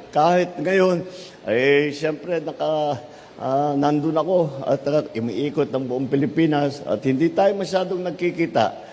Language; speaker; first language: Filipino; native; Filipino